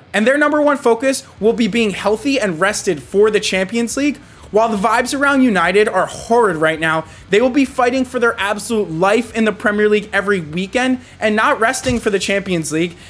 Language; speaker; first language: English; native; English